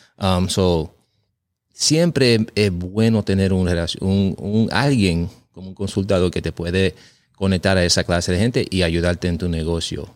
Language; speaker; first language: Spanish; early bilingual, heritage; Spanish